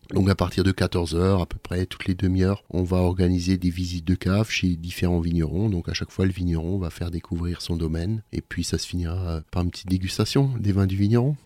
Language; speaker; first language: French; native; French